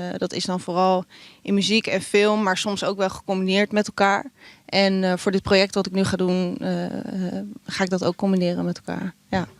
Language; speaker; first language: Dutch; non-native, local second language; Western Frisian